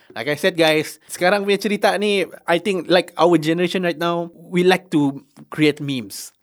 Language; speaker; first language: English; non-native, local second language; Malay